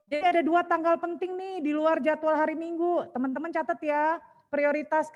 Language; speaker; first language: Indonesian; native; Indonesian